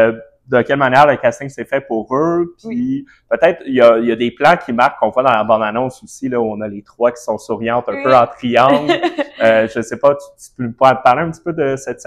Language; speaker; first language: French; native; French